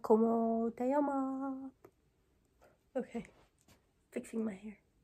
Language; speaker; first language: Spanish; non-native, learner; English